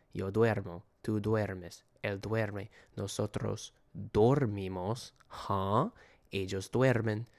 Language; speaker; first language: Spanish; non-native, learner; English